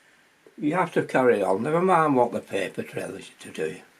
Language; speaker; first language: English; native; English